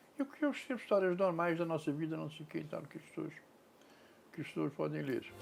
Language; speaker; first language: Portuguese; non-native, local second language; Kabuverdianu